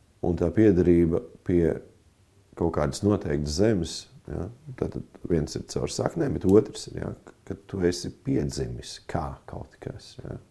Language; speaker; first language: Latvian; native; Latvian